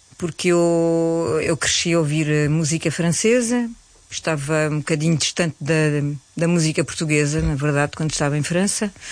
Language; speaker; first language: Portuguese; early bilingual, heritage; Portuguese